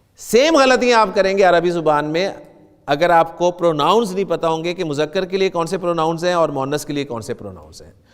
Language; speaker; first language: Urdu; native; Urdu